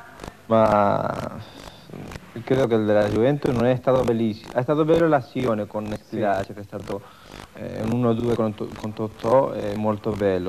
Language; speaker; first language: Italian; non-native, fluent; Spanish